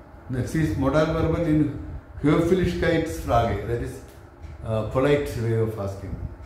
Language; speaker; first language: English; non-native, local second language; Malayalam